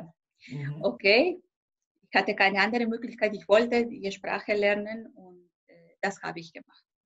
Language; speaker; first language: German; non-native, fluent; Spanish